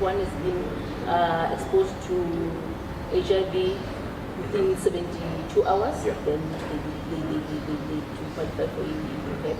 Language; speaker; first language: English; non-native, local second language; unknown